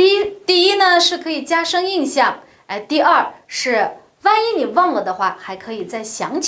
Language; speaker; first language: Chinese; non-native, local second language; Uyghur